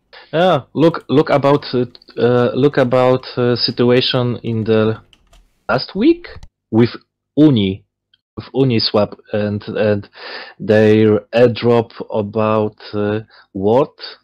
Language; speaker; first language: English; non-native, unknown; Polish